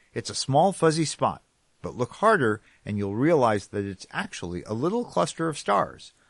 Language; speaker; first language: English; native; English